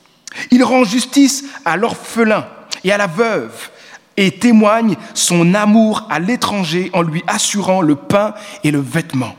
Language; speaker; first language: French; native; French